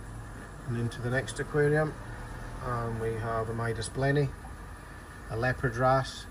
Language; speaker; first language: English; native; English